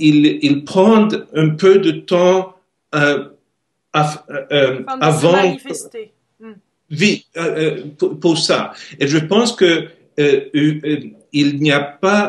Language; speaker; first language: French; non-native, learner; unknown